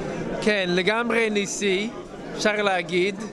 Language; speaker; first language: Hebrew; non-native, fluent; English